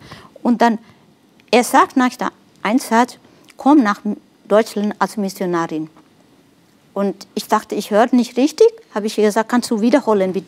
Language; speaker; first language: German; non-native, fluent; Nepali